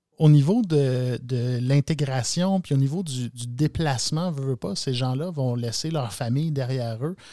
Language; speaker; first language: French; native; French